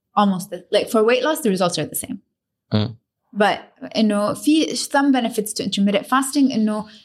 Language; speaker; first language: English; early bilingual, other home language; Arabic